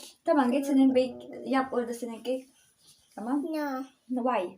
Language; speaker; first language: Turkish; non-native, learner; Filipino